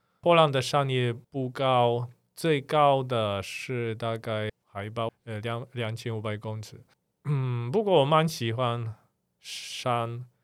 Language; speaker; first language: Chinese; non-native, fluent; Polish